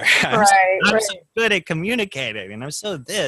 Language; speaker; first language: English; native; English